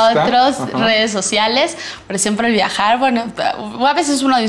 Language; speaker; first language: Spanish; native; Spanish